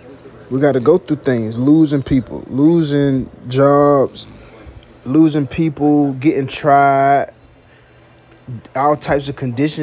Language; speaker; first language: English; native; English